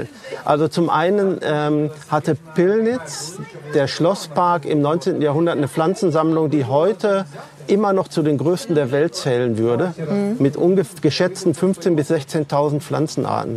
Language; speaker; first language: German; native; German